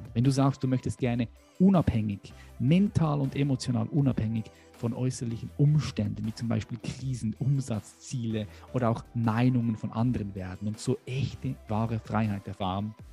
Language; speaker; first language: German; native; German